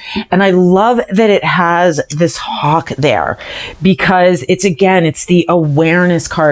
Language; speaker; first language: English; native; English